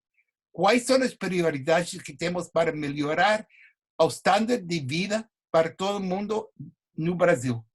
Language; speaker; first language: Portuguese; non-native, fluent; English